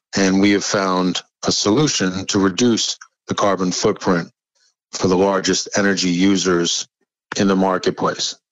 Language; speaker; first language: English; native; English